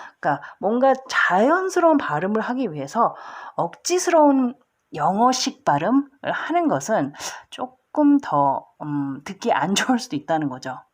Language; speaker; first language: Korean; early bilingual, heritage; Korean